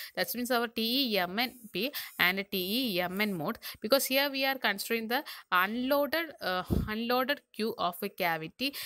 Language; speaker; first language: English; non-native, local second language; Malayalam